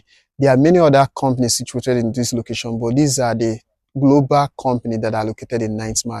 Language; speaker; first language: English; non-native, local second language; Igbo